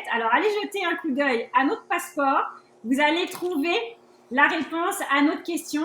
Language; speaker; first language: French; native; French